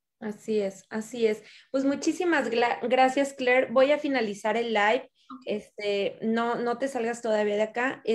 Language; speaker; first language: Spanish; native; Spanish